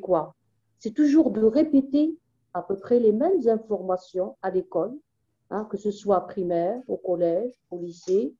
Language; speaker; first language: French; non-native, local second language; Arabic